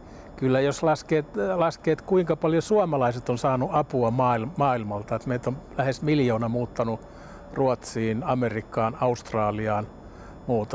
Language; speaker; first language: Finnish; native; Finnish